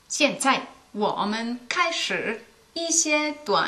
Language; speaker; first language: Chinese; non-native, learner; German